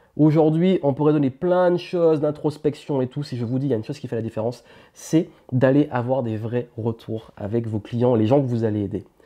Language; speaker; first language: French; native; French